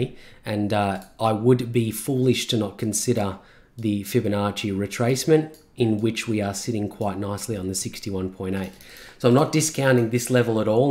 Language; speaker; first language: English; native; English